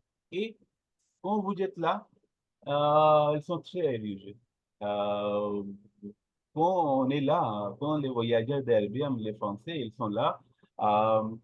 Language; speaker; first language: French; non-native, learner; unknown